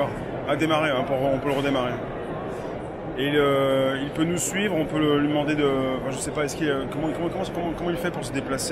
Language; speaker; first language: French; native; French